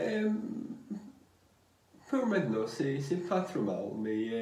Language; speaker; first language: French; non-native, learner; English